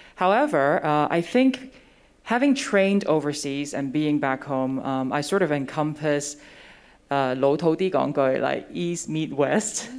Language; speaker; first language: English; non-native, local second language; Cantonese